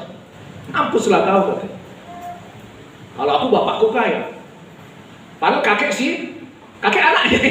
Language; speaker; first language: Indonesian; native; Indonesian